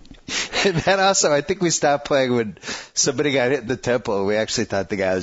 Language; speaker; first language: English; native; English